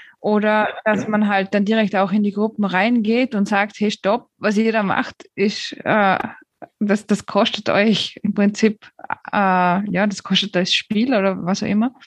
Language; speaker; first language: German; native; German